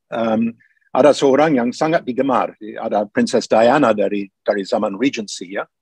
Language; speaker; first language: Indonesian; non-native, fluent; English